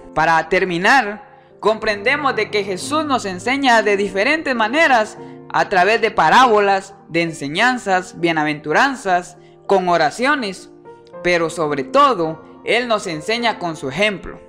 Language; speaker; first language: Spanish; native; Spanish